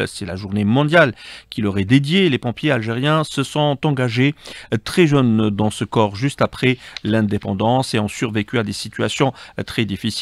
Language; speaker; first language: French; non-native, local second language; Arabic